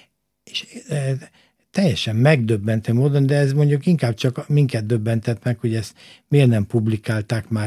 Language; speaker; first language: Hungarian; native; Hungarian